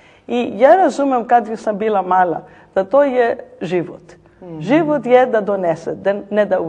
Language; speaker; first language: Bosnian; non-native, learner; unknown